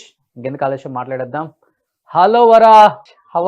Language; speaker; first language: Telugu; native; Telugu